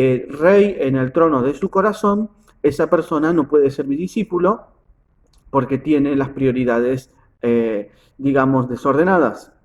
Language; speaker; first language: Spanish; native; Spanish